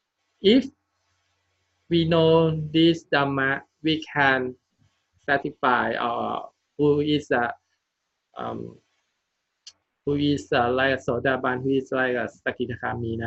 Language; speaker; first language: English; non-native, learner; Thai